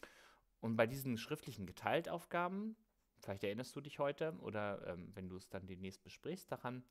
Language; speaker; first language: German; native; German